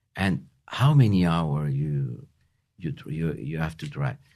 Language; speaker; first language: English; non-native, learner; Italian